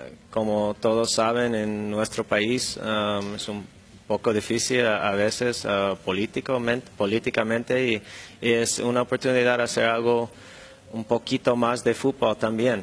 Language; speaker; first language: Spanish; non-native, fluent; English